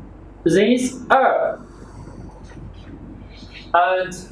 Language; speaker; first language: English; non-native, learner; Chinese